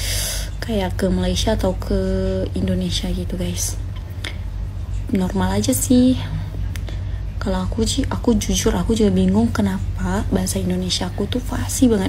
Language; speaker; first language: Indonesian; non-native, fluent; Western Cham